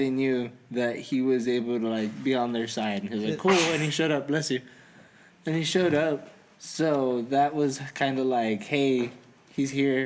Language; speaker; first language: English; native; English